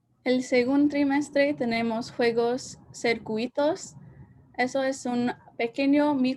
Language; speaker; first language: Spanish; early bilingual, heritage; Spanish